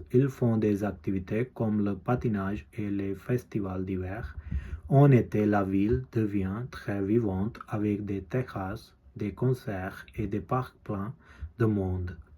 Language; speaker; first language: French; non-native, learner; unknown